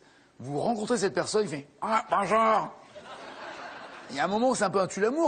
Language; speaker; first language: French; native; French